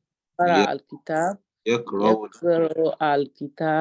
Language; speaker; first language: Arabic; non-native, learner; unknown